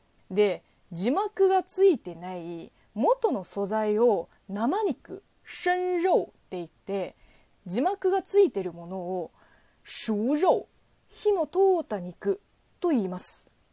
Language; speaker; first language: Japanese; non-native, fluent; Chinese